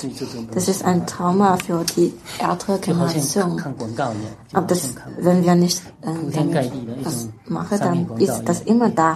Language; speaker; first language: German; non-native, fluent; Chinese